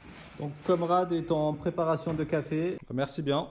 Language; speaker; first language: French; native; French